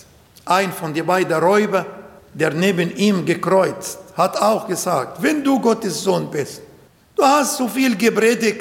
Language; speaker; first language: German; non-native, fluent; Arabic